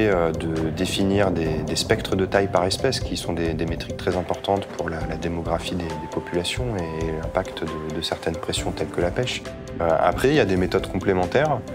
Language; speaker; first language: French; native; French